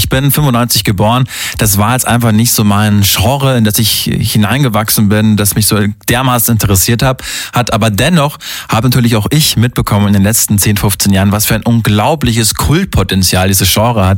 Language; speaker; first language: German; native; German